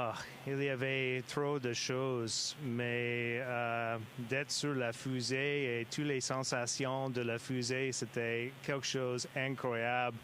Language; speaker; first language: French; non-native, local second language; English